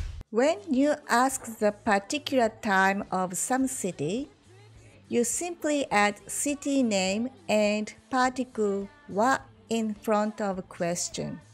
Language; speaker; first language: English; non-native, fluent; Japanese